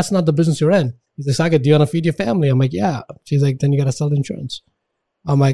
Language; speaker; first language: English; non-native, local second language; Hindi